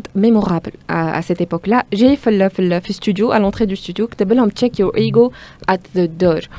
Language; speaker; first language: French; non-native, local second language; Arabic